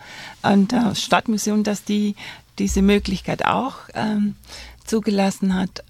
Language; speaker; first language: German; non-native, fluent; Spanish